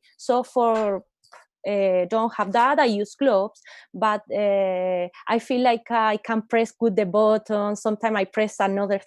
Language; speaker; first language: English; non-native, learner; Spanish